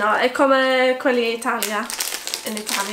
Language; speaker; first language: Italian; non-native, fluent; English